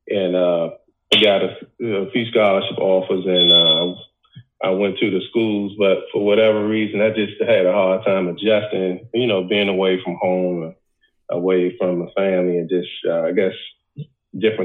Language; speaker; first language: English; native; English